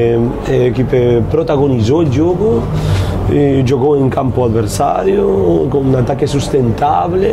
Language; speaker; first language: Portuguese; non-native, fluent; Spanish